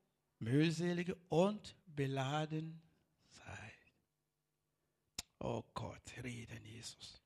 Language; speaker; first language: German; non-native, learner; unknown